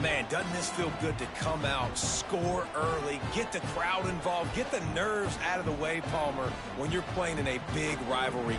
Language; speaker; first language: English; native; English